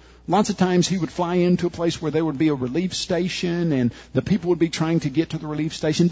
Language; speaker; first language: English; native; English